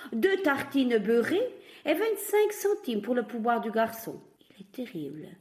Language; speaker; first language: French; non-native, fluent; Portuguese